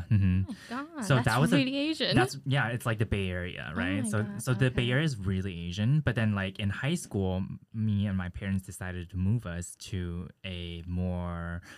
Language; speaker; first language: English; early bilingual, other home language; Chinese